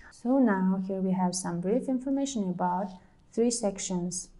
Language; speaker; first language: English; non-native, fluent; Mongolian